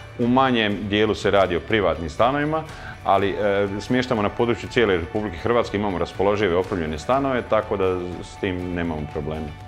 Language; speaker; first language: Croatian; native; Croatian